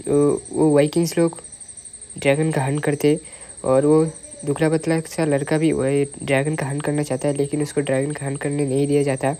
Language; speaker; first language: Hindi; native; Hindi